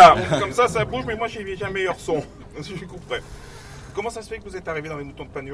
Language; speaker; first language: French; native; French